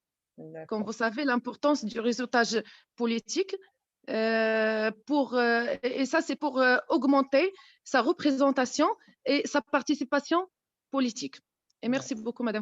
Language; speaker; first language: French; non-native, local second language; Arabic